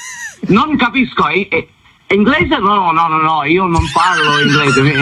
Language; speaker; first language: Italian; non-native, learner; English